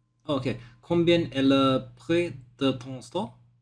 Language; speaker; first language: French; non-native, learner; English